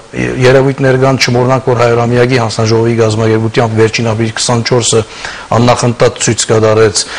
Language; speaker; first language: Armenian; early bilingual, heritage; Armenian